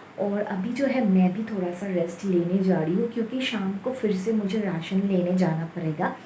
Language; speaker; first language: Hindi; non-native, local second language; Bangla